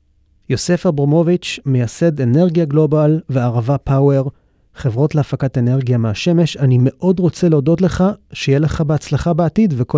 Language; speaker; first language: Hebrew; native; Hebrew